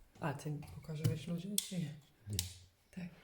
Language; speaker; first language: Polish; non-native, learner; English